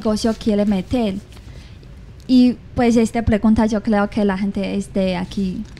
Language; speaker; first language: Spanish; non-native, fluent; Chinese